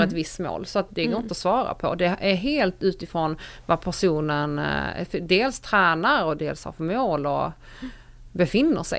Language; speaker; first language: Swedish; native; Swedish